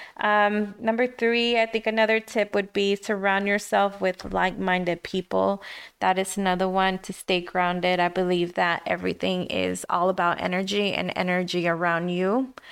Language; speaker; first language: English; early bilingual, other home language; Spanish